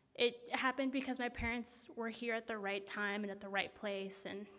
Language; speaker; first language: English; native; English